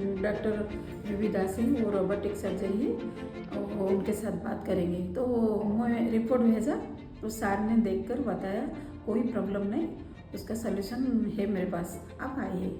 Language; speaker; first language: Hindi; non-native, local second language; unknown